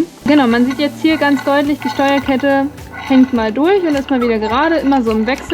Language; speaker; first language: German; native; German